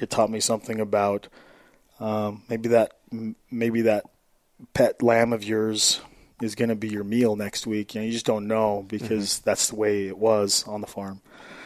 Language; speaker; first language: English; native; English